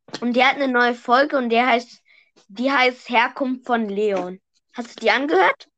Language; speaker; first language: German; early bilingual, other home language; Vietnamese